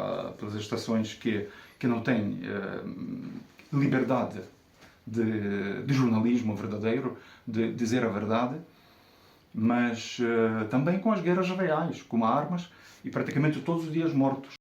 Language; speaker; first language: Portuguese; non-native, fluent; Ukrainian